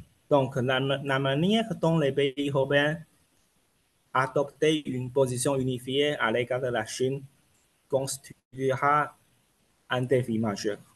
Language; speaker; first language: French; non-native, fluent; Chinese